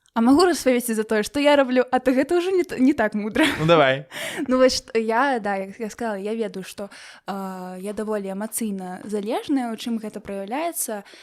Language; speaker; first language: Belarusian; non-native, local second language; Russian